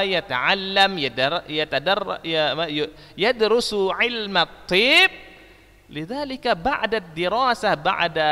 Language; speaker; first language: Arabic; non-native, fluent; Indonesian